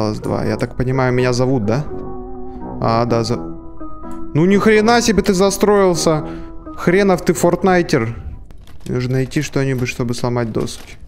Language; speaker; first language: Russian; native; Russian